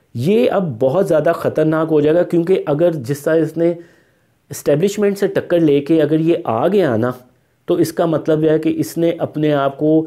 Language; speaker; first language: Urdu; non-native, local second language; Punjabi